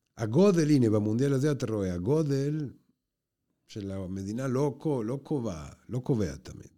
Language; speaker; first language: Hebrew; non-native, fluent; Spanish